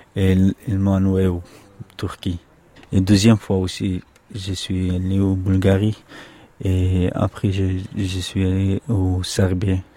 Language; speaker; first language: French; non-native, learner; Pashto